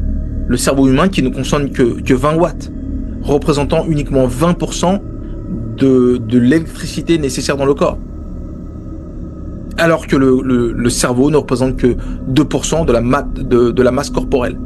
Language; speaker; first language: French; native; French